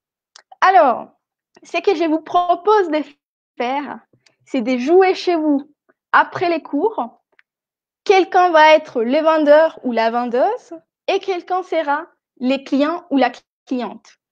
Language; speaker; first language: French; non-native, fluent; Spanish